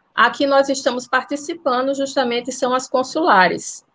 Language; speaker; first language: Portuguese; non-native, fluent; French